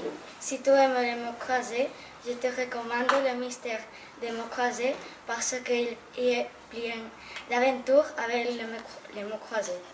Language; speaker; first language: French; non-native, learner; Catalan